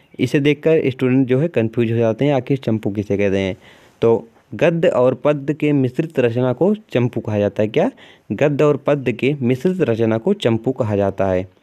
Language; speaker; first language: Hindi; native; Hindi